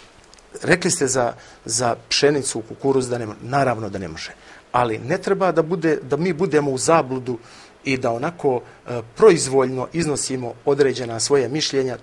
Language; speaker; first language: Croatian; native; Croatian